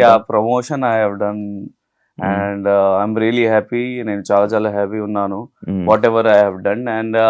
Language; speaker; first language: Telugu; non-native, learner; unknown